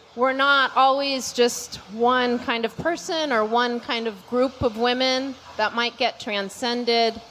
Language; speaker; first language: English; native; English